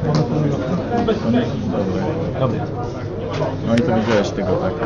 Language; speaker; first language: Polish; non-native, learner; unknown